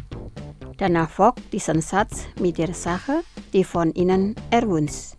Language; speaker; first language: German; non-native, fluent; Indonesian